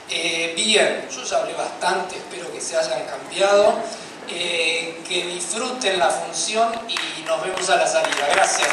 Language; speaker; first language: Spanish; native; Spanish